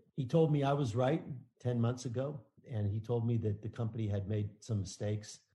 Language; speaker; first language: English; native; English